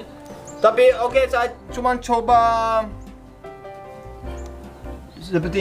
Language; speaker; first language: Indonesian; non-native, learner; Norwegian